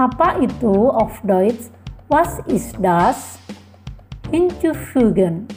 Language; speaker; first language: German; non-native, fluent; Indonesian